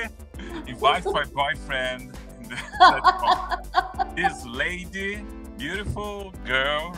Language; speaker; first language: English; non-native, learner; Portuguese